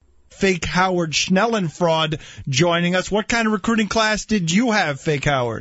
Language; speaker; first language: English; early bilingual, other home language; Spanish